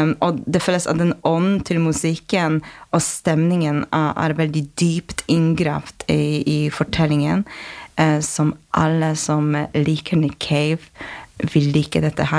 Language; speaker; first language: Norwegian; non-native, fluent; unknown